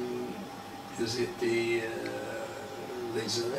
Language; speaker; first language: French; non-native, learner; English